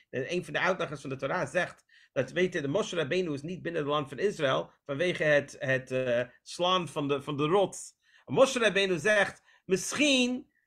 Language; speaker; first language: Dutch; non-native, fluent; English